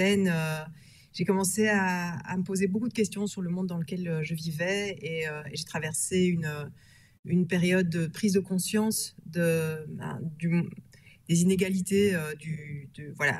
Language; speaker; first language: French; native; French